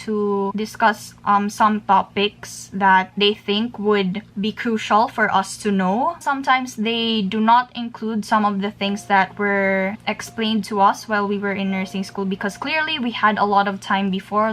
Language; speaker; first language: English; non-native, local second language; Filipino